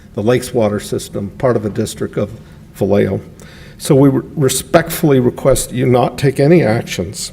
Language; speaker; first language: English; native; English